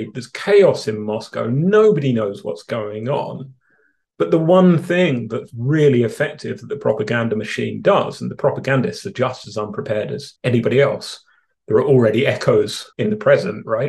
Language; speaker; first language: English; native; English